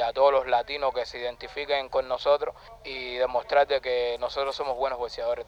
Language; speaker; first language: Spanish; native; Spanish